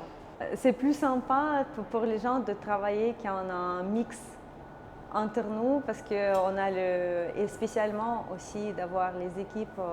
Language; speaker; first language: French; non-native, learner; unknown